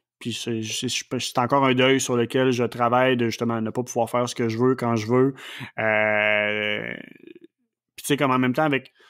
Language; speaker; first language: French; native; French